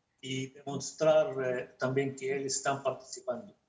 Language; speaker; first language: Spanish; non-native, fluent; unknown